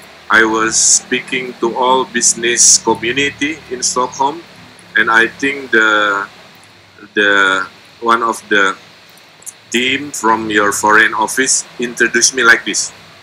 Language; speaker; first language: English; non-native, fluent; Indonesian